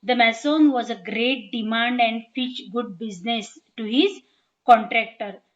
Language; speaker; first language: English; non-native, local second language; Marathi